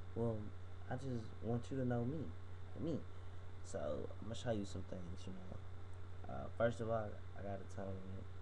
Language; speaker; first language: English; native; English